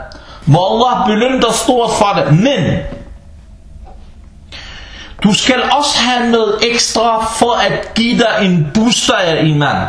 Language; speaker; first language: Danish; non-native, fluent; Arabic